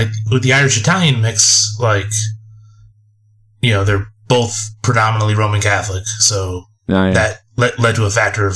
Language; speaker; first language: English; native; English